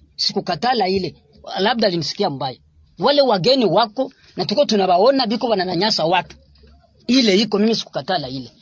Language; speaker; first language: Swahili; non-native, local second language; Rundi